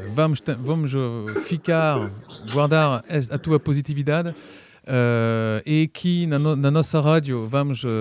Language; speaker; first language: Portuguese; early bilingual, heritage; French